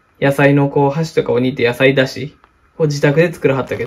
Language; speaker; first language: Japanese; native; Japanese